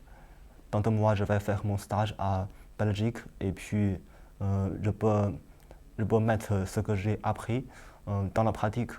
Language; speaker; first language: French; non-native, learner; Chinese